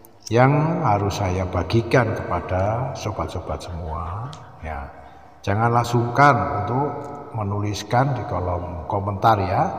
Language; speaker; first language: Indonesian; native; Indonesian